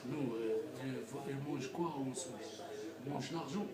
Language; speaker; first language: French; non-native, learner; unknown